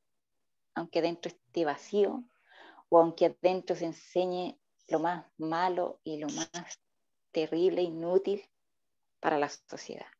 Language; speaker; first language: Spanish; native; Spanish